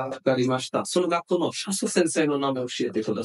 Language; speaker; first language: Japanese; non-native, fluent; Bangla